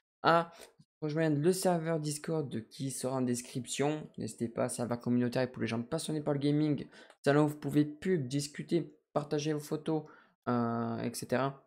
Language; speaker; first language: French; native; French